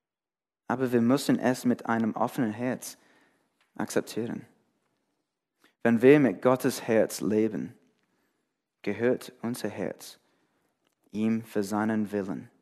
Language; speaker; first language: German; non-native, fluent; English